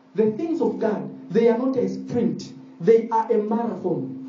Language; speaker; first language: English; non-native, local second language; Swahili